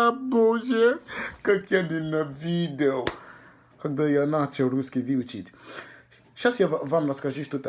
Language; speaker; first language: Russian; non-native, fluent; English